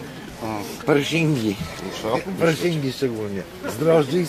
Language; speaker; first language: Polish; native; Polish